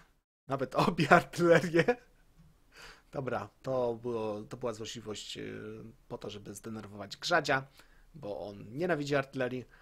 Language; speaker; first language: Polish; native; Polish